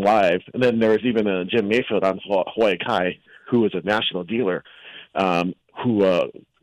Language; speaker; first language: English; native; English